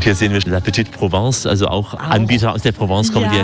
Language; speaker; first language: German; native; German